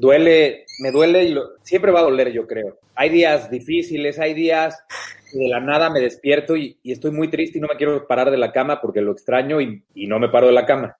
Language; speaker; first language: Spanish; native; Spanish